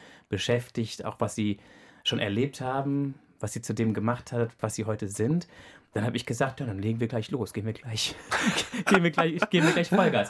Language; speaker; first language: German; native; German